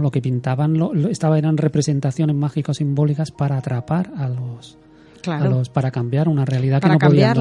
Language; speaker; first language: Spanish; native; Spanish